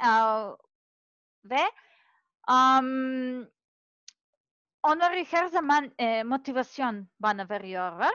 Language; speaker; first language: Turkish; non-native, learner; Serbian